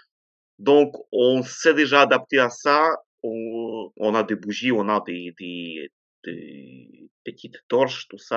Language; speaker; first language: French; non-native, fluent; Ukrainian